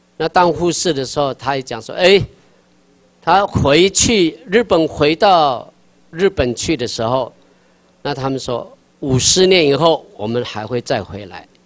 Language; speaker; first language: Chinese; non-native, local second language; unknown